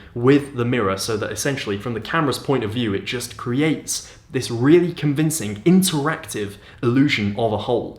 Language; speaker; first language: English; native; English